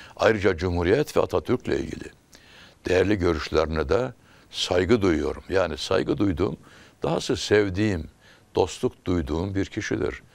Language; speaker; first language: Turkish; native; Turkish